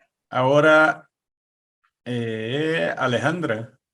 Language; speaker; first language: Spanish; non-native, fluent; Portuguese